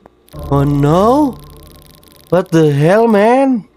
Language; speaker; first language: English; non-native, learner; Indonesian